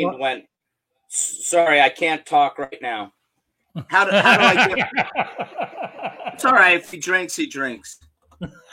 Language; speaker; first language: English; native; English